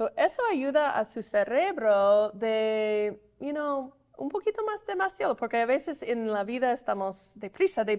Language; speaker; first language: Spanish; non-native, learner; English